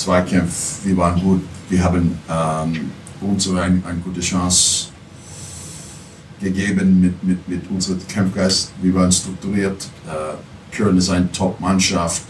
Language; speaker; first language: German; non-native, learner; English